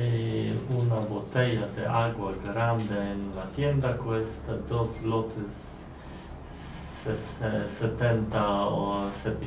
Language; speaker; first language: Spanish; non-native, learner; Polish